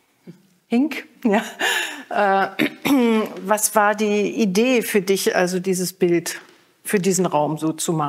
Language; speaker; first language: German; non-native, fluent; French